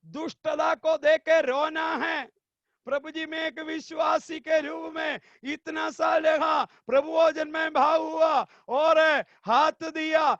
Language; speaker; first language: Hindi; non-native, local second language; Malayalam